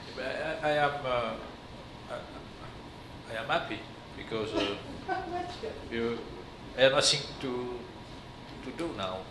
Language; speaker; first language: English; non-native, learner; French